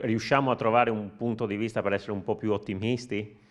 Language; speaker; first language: Italian; native; Italian